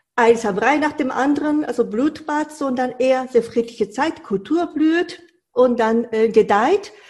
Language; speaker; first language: German; non-native, fluent; Japanese